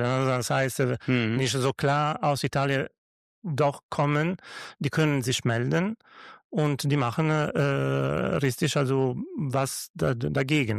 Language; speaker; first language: German; non-native, learner; Italian